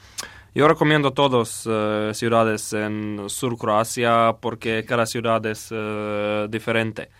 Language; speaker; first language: Spanish; non-native, learner; Croatian